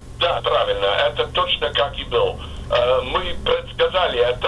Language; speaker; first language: Russian; non-native, fluent; English